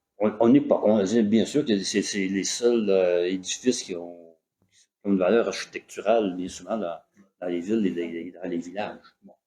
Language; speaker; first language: French; native; French